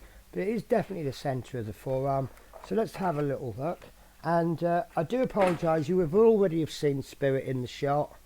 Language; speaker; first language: English; native; English